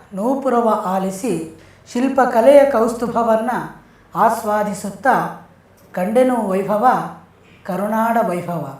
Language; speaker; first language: Kannada; native; Kannada